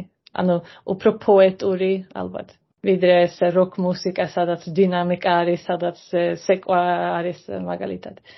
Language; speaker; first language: Georgian; non-native, fluent; Swedish